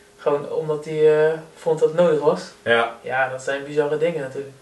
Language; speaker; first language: Dutch; native; Dutch